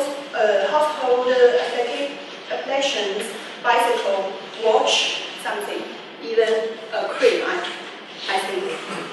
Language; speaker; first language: English; non-native, learner; Chinese